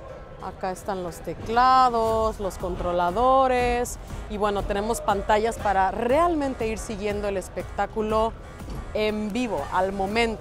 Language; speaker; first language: Spanish; native; Spanish